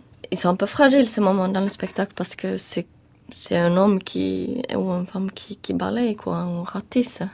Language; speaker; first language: French; non-native, fluent; Finnish